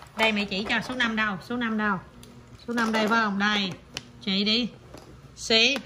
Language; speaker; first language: Vietnamese; native; Vietnamese